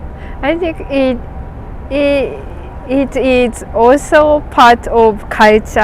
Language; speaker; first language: English; non-native, learner; Japanese